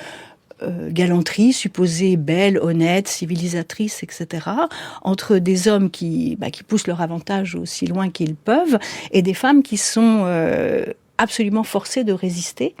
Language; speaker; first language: French; native; French